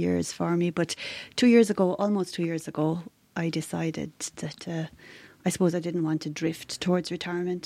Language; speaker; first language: English; native; English